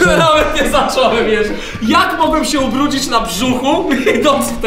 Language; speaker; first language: Polish; native; Polish